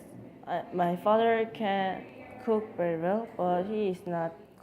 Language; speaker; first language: English; non-native, learner; Korean